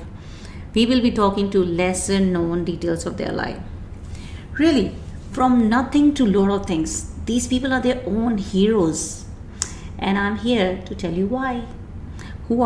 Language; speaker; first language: English; non-native, local second language; Hindi